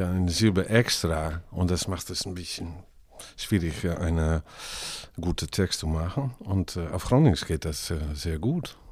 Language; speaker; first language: German; non-native, learner; Dutch